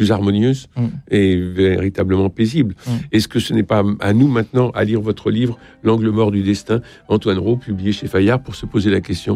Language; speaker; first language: French; native; French